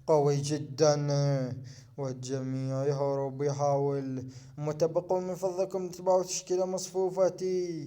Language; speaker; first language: Arabic; native; Arabic